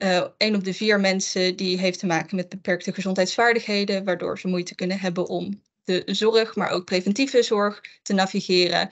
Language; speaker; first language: Dutch; native; Dutch